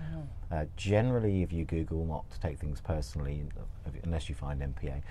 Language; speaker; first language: English; native; English